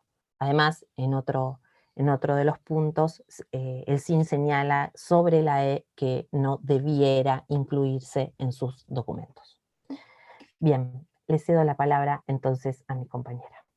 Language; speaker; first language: Spanish; native; Spanish